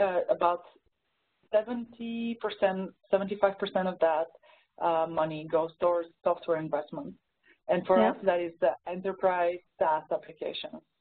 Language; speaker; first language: English; non-native, fluent; Bulgarian